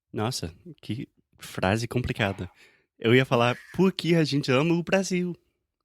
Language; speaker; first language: Portuguese; non-native, fluent; English